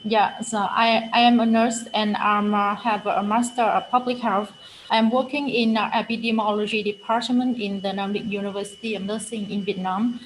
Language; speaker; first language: English; non-native, fluent; Vietnamese